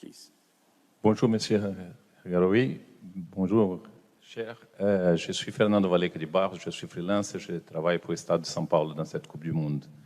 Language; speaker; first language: French; non-native, fluent; Portuguese